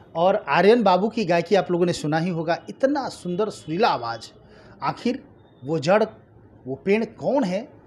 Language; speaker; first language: Hindi; native; Hindi